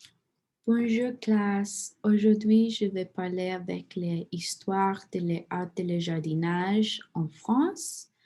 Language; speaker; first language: French; non-native, learner; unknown